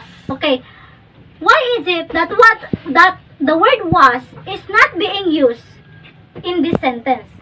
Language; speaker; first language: English; non-native, local second language; Cebuano